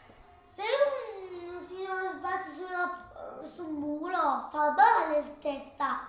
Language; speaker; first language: Italian; early bilingual, other home language; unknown